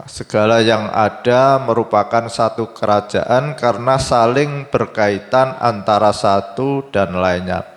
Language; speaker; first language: Indonesian; native; Indonesian